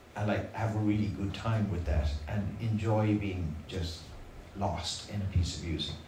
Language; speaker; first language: English; native; English